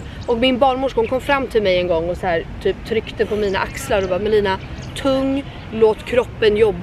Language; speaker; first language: Swedish; native; Swedish